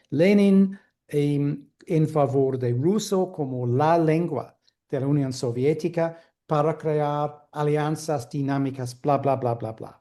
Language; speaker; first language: Spanish; non-native, fluent; English